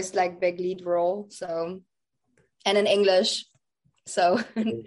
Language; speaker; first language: English; non-native, fluent; Dutch